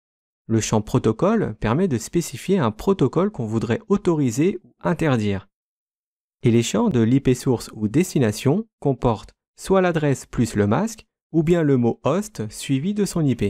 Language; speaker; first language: French; native; French